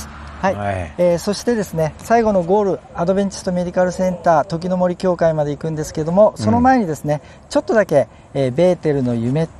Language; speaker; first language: Japanese; native; Japanese